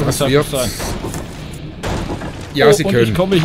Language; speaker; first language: German; native; German